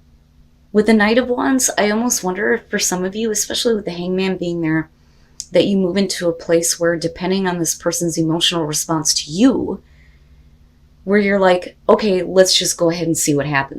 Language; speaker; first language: English; native; English